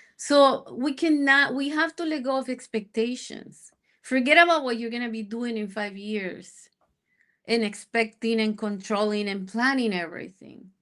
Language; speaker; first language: English; non-native, fluent; Spanish